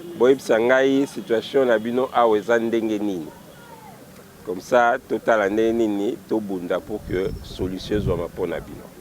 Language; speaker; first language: Lingala; native; Lingala